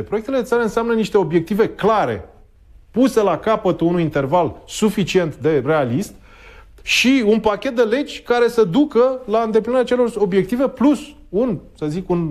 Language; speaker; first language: Romanian; native; Romanian